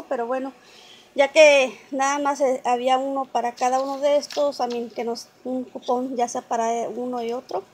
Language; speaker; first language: Spanish; native; Spanish